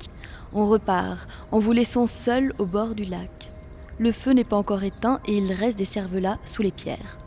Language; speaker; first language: French; native; French